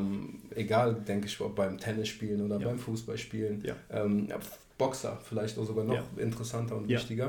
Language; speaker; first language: German; native; German